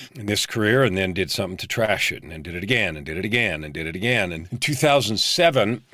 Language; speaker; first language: English; native; English